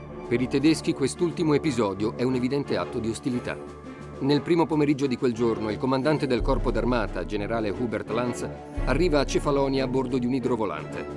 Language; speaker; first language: Italian; native; Italian